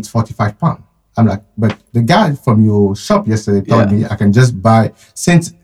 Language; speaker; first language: English; non-native, fluent; French